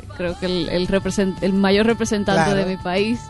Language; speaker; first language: Spanish; native; Spanish